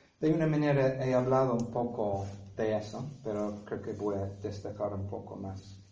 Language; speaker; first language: Spanish; non-native, fluent; English